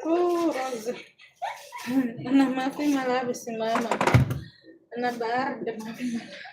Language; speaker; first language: Arabic; non-native, learner; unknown